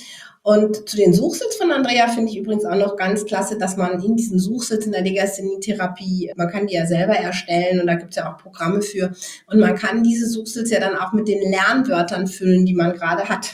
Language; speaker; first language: German; native; German